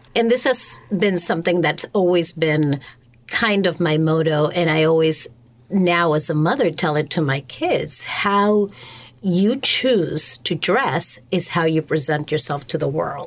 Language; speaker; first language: English; non-native, fluent; Spanish